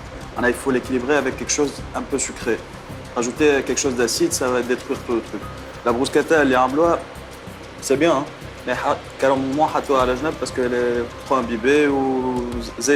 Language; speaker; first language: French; non-native, local second language; Arabic